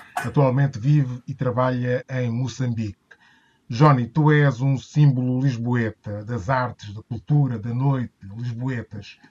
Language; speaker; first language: Portuguese; native; Portuguese